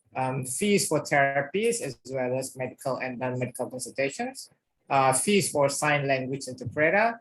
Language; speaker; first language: English; non-native, fluent; Indonesian